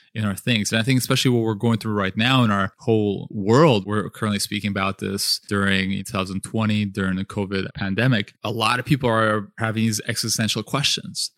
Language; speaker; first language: English; early bilingual, other home language; Russian